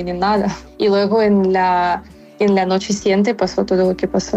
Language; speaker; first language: Spanish; non-native, fluent; Ukrainian